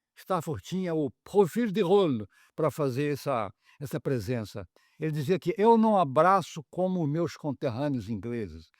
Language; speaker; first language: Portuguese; native; Portuguese